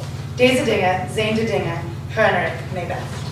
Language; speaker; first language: Dutch; non-native, learner; English